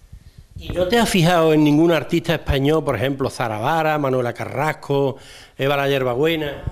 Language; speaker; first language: Spanish; native; Spanish